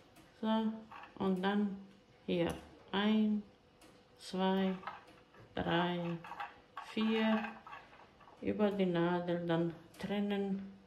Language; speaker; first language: German; non-native, fluent; Croatian